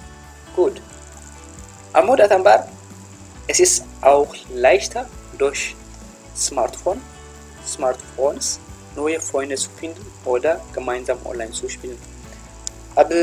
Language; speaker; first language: German; non-native, fluent; Tigrinya